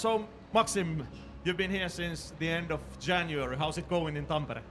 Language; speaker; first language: English; non-native, fluent; Finnish